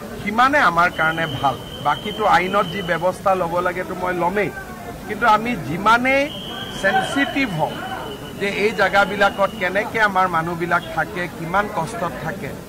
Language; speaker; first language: Assamese; native; Assamese